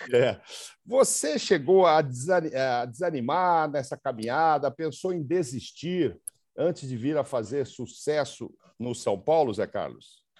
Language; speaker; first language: Portuguese; native; Portuguese